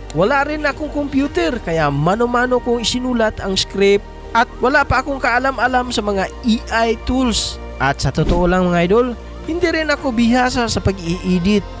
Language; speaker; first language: Filipino; non-native, local second language; Cebuano